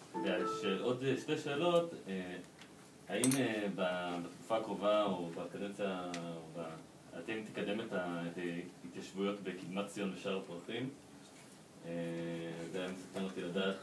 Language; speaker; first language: Hebrew; native; Hebrew